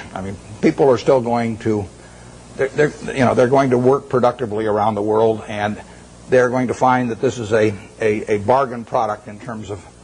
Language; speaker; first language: English; native; English